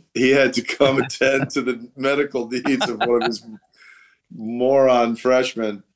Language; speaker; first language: English; native; English